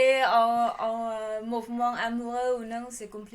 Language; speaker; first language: French; non-native, learner; Khmer